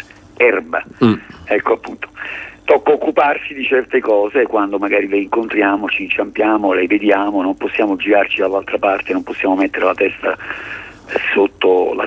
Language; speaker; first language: Italian; native; Italian